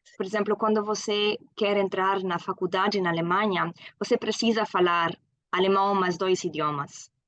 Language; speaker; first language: Portuguese; non-native, fluent; German